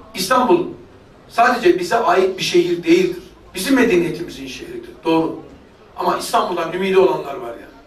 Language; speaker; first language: Turkish; native; Turkish